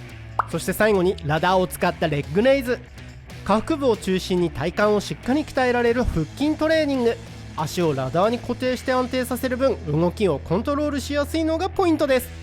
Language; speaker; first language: Japanese; native; Japanese